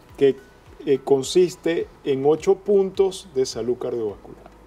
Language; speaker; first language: Spanish; native; Spanish